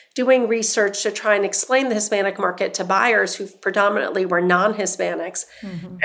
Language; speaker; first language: English; non-native, fluent; Persian